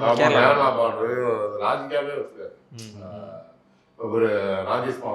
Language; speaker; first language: Tamil; native; Tamil